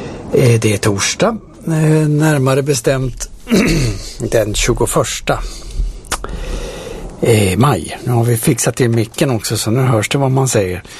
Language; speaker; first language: Swedish; native; Swedish